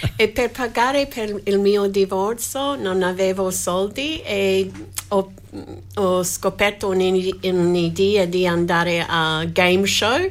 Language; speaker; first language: Italian; non-native, learner; English